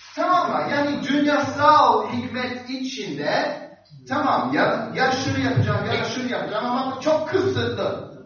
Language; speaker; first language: Turkish; non-native, fluent; English